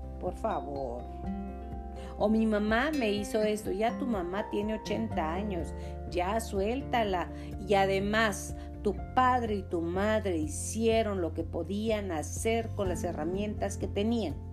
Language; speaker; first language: Spanish; native; Spanish